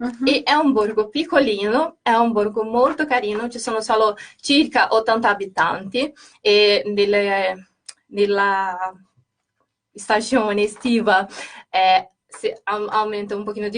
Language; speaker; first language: Italian; non-native, fluent; Portuguese